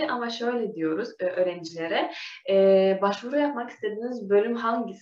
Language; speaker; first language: Turkish; non-native, fluent; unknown